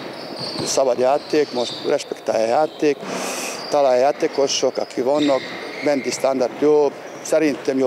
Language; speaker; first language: Hungarian; non-native, fluent; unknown